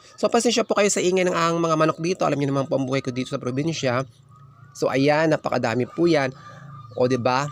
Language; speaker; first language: Filipino; non-native, local second language; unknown